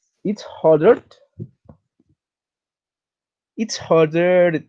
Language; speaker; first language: English; non-native, learner; Spanish